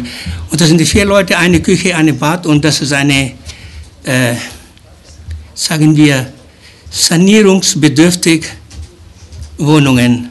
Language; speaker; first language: German; early bilingual, other home language; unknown